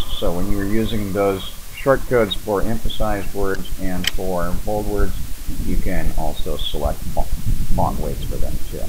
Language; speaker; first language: English; native; English